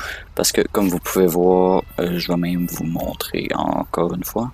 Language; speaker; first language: French; native; French